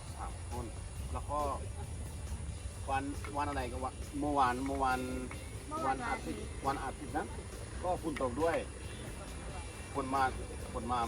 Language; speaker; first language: Thai; non-native, learner; Hindi